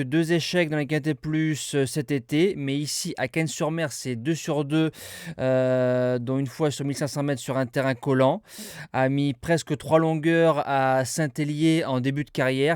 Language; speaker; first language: French; native; French